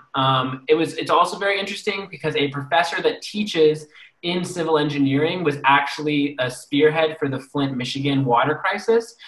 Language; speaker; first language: English; native; English